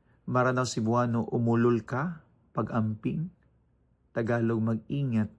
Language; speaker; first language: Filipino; non-native, local second language; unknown